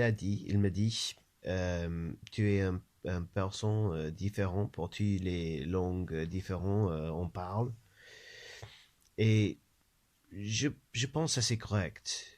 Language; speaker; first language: French; non-native, learner; English